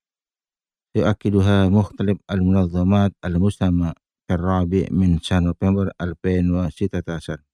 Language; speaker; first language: Arabic; non-native, fluent; Indonesian